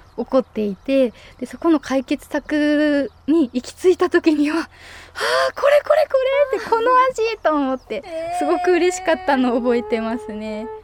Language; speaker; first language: Japanese; native; Japanese